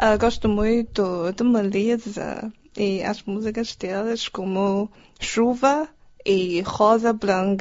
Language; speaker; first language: Portuguese; non-native, learner; Chinese